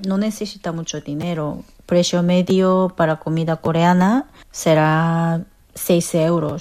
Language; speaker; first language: Spanish; non-native, fluent; Korean